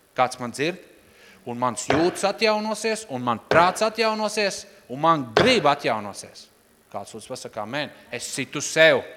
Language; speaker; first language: Latvian; non-native, local second language; Russian